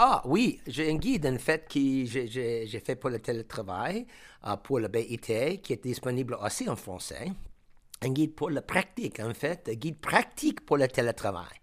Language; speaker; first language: French; non-native, fluent; English